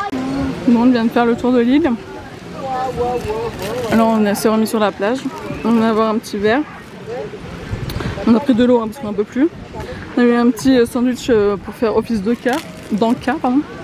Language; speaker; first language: French; native; French